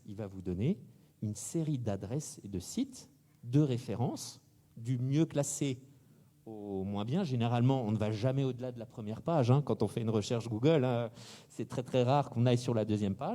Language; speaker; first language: French; native; French